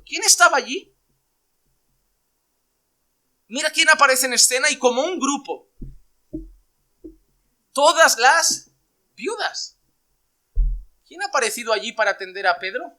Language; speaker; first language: Spanish; native; Spanish